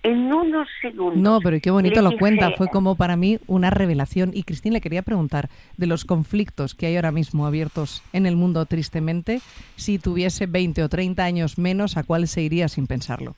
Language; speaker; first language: Spanish; native; Spanish